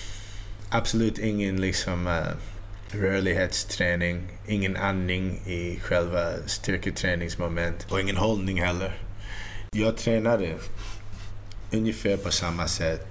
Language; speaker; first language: Swedish; early bilingual, heritage; Swedish